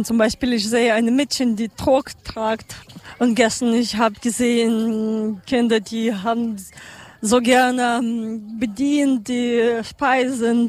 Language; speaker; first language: German; non-native, learner; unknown